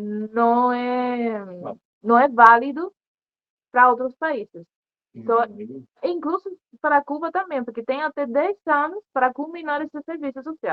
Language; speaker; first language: Portuguese; non-native, learner; Spanish